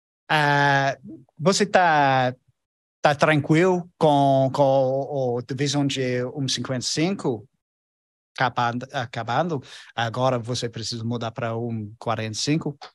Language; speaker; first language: Portuguese; non-native, learner; English